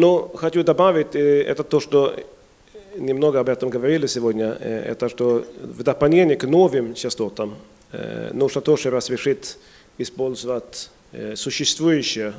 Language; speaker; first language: Russian; non-native, fluent; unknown